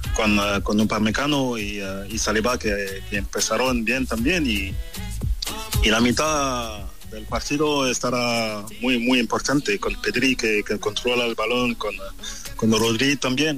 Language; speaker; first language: Spanish; non-native, fluent; French